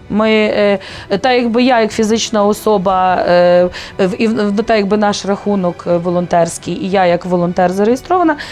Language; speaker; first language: Ukrainian; native; Ukrainian